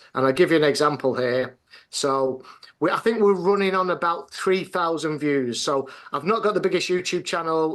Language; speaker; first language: English; native; English